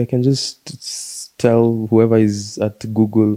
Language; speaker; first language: English; non-native, local second language; Swahili